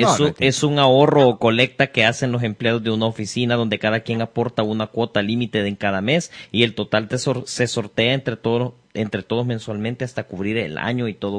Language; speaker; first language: Spanish; native; Spanish